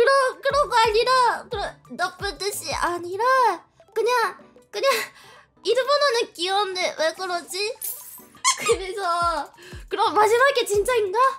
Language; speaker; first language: Korean; non-native, learner; Japanese